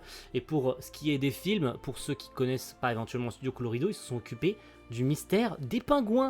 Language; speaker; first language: French; native; French